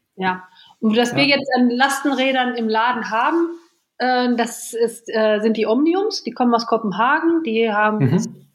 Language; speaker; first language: German; native; German